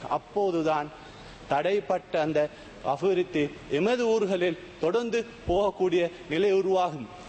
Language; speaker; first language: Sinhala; non-native, local second language; Tamil